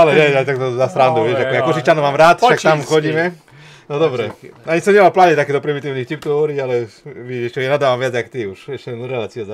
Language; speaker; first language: Slovak; native; Slovak